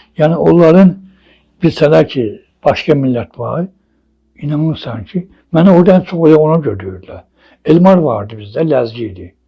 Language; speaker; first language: Azerbaijani; non-native, local second language; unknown